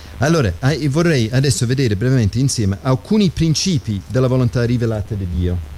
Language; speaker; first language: Italian; non-native, fluent; English